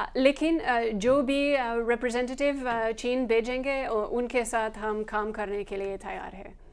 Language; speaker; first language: Hindi; non-native, fluent; English